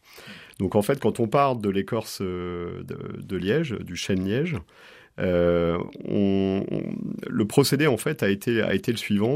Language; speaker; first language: French; native; French